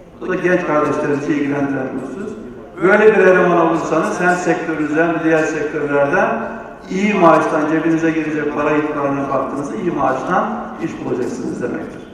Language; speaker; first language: Turkish; native; Turkish